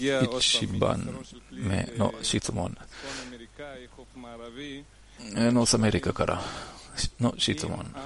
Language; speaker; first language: Japanese; non-native, learner; Hebrew